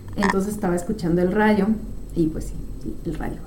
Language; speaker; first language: Spanish; non-native, fluent; French